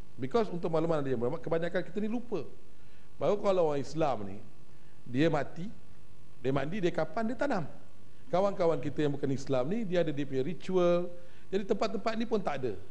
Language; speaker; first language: Malay; native; Malay